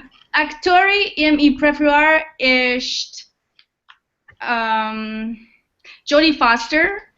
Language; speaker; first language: Albanian; non-native, learner; English